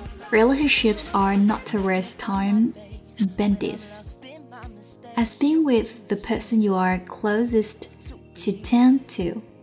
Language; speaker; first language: English; non-native, fluent; Chinese